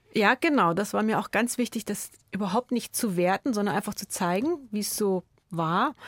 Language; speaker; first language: German; native; German